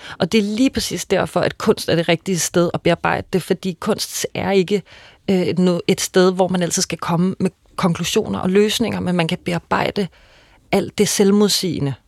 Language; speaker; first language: Danish; native; Danish